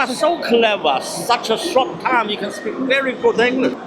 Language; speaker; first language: English; non-native, learner; Chinese